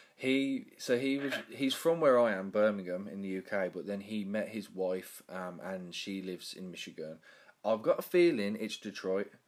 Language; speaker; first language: English; native; English